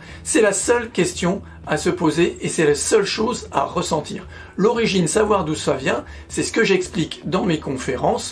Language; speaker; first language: French; native; French